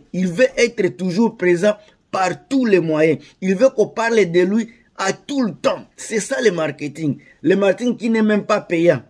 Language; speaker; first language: French; non-native, local second language; Lingala